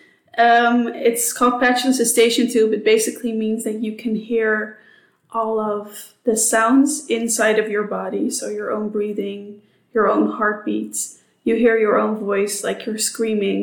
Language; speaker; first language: English; non-native, fluent; Dutch